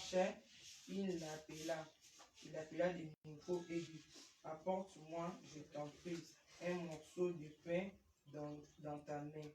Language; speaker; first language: French; non-native, local second language; Lingala